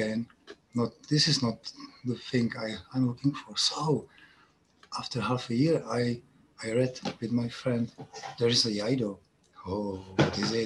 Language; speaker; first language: English; non-native, learner; Czech